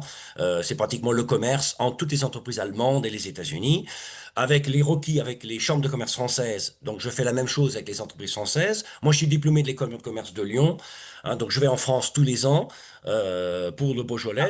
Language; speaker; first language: French; native; French